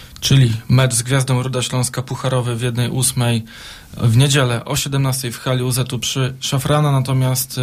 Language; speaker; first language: Polish; native; Polish